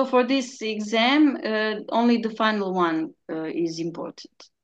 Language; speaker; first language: English; non-native, fluent; Serbian